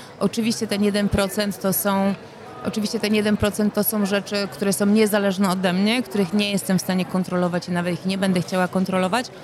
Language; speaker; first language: Polish; native; Polish